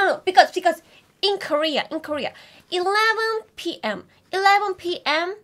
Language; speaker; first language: English; non-native, learner; Korean